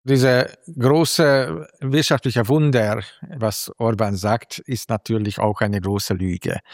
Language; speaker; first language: German; non-native, fluent; Hungarian